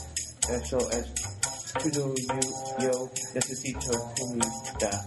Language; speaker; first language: Spanish; non-native, learner; English